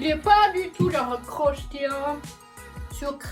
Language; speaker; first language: French; non-native, learner; Chinese